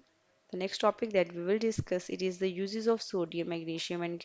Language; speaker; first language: English; non-native, local second language; Urdu